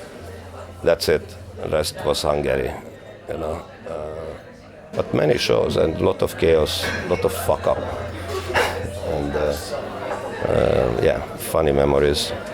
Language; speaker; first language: English; non-native, fluent; Hungarian